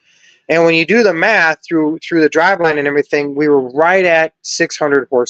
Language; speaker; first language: English; native; English